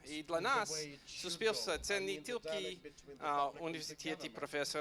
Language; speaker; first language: Ukrainian; non-native, fluent; English